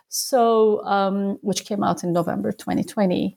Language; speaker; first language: English; non-native, fluent; Turkish